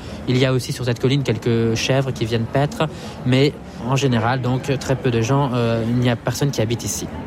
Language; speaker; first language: French; native; French